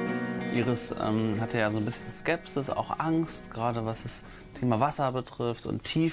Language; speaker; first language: German; native; German